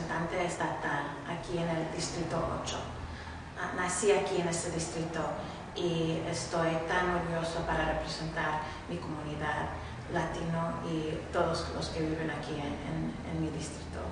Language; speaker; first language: Spanish; early bilingual, other home language; English